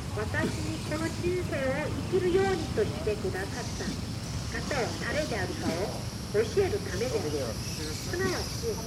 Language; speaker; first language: Japanese; non-native, fluent; Korean